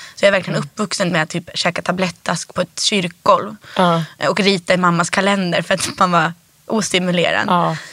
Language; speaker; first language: Swedish; native; Swedish